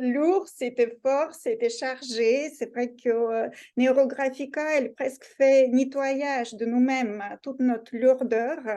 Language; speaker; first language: French; non-native, fluent; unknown